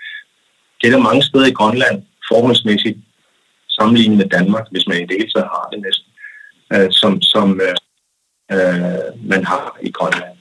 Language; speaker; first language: Danish; non-native, local second language; Kalaallisut